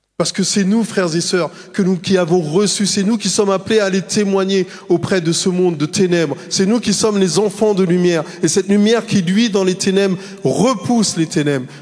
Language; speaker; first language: French; native; French